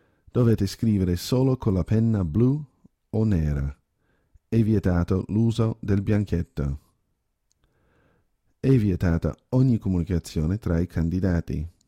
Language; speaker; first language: Italian; native; Italian